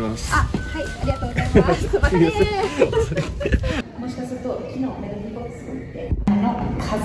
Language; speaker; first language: Japanese; non-native, fluent; Italian